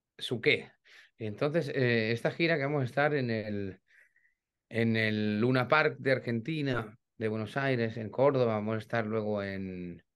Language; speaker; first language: Spanish; native; Spanish